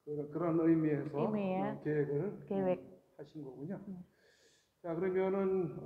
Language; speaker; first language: Korean; native; Korean